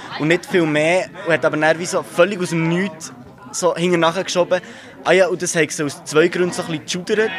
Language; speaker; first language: German; native; German